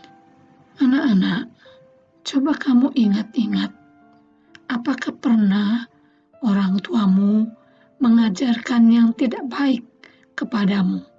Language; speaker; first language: Indonesian; native; Indonesian